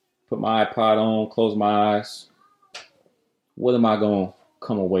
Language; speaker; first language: English; native; English